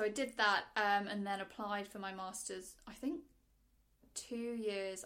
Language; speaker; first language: English; native; English